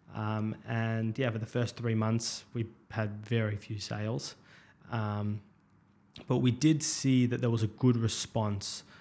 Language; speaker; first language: English; native; English